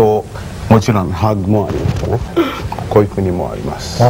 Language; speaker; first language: Japanese; non-native, fluent; Morisyen